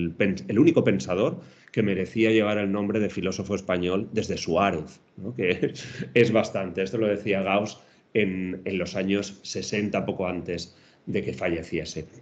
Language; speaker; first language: Spanish; native; Spanish